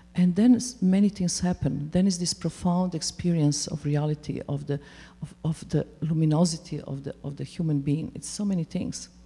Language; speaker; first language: English; non-native, fluent; Serbian